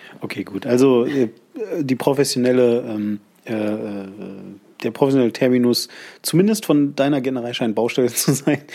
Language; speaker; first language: German; native; German